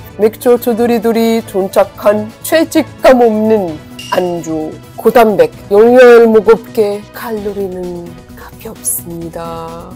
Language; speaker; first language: Korean; non-native, fluent; Arabic